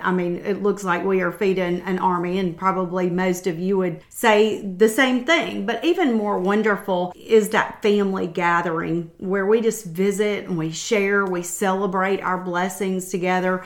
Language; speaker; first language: English; native; English